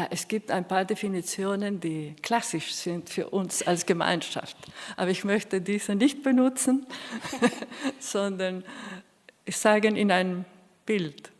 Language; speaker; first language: German; non-native, fluent; Spanish